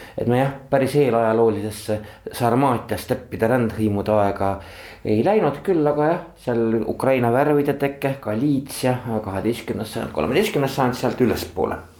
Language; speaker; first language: Estonian; native; Estonian